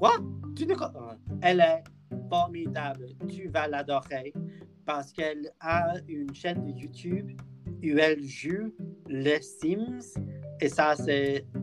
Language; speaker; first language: French; non-native, learner; English